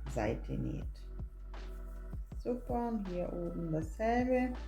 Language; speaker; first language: German; non-native, fluent; Portuguese